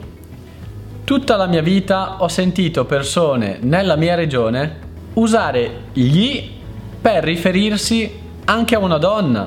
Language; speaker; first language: Italian; native; Italian